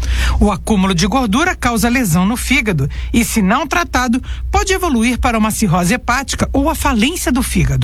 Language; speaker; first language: Portuguese; native; Portuguese